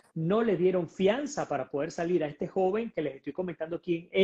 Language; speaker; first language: Spanish; native; Spanish